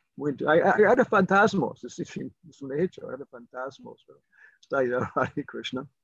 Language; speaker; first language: Spanish; non-native, learner; English